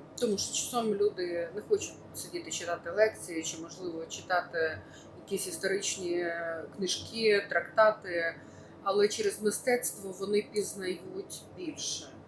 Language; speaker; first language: Ukrainian; native; Ukrainian